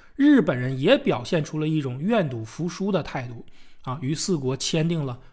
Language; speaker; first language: Chinese; native; Chinese